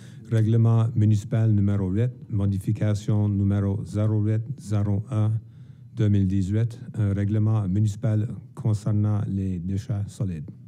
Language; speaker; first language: French; native; French